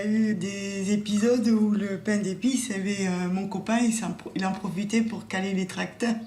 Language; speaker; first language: French; native; French